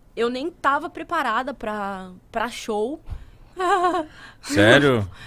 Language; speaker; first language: Portuguese; native; Portuguese